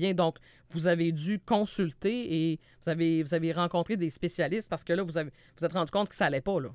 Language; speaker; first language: French; native; French